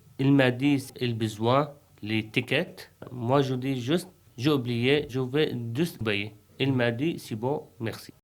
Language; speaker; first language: French; non-native, learner; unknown